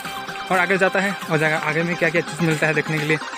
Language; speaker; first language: Hindi; non-native, local second language; Assamese